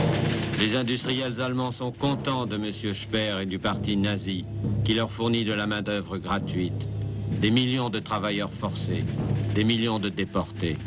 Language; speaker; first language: French; native; French